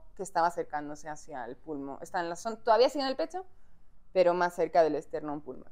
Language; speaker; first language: Spanish; native; Spanish